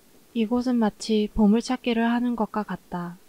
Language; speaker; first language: Korean; native; Korean